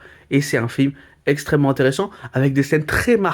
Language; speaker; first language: French; native; French